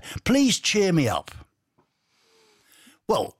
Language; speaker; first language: English; native; English